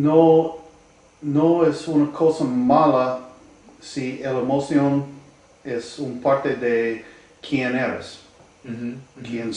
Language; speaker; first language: Spanish; non-native, learner; English